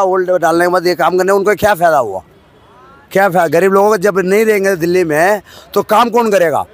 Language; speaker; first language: Hindi; non-native, local second language; Tamil